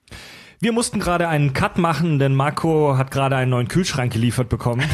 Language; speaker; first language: German; native; German